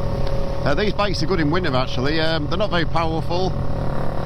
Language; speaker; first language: English; native; English